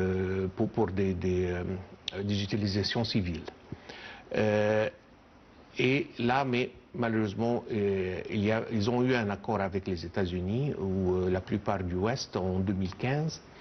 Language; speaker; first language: French; non-native, fluent; Arabic